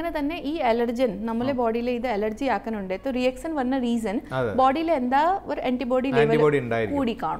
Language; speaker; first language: Malayalam; non-native, fluent; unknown